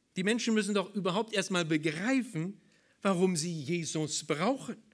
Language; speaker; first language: German; native; German